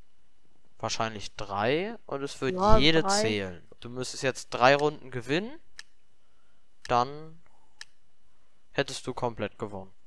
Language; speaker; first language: German; native; German